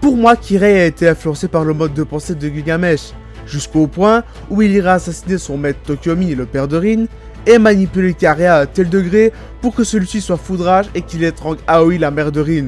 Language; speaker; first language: French; native; French